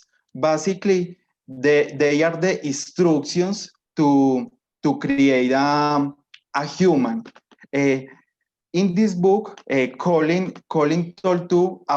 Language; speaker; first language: English; non-native, learner; Spanish